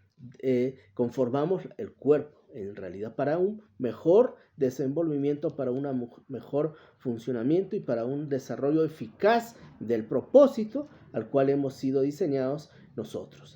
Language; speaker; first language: Spanish; native; Spanish